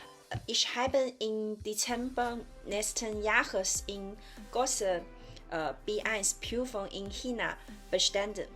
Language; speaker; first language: German; non-native, learner; Chinese